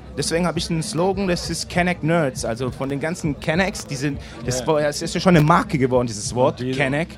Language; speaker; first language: German; native; German